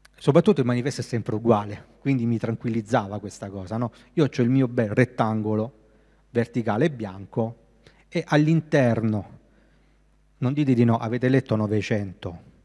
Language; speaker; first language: Italian; native; Italian